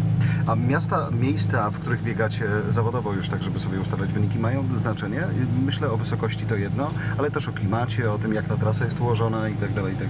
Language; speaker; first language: Polish; native; Polish